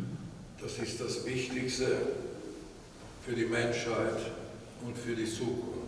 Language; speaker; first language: German; non-native, fluent; Italian